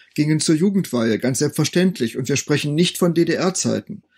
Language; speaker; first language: German; native; German